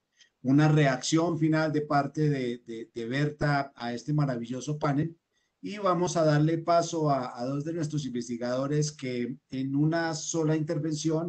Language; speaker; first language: Spanish; native; Spanish